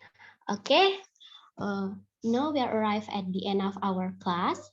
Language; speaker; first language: English; non-native, fluent; Indonesian